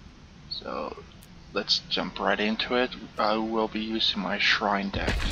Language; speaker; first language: English; native; English